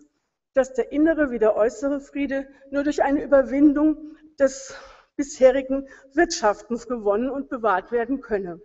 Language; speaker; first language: German; native; German